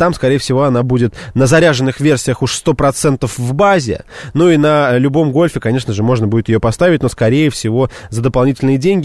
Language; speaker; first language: Russian; native; Russian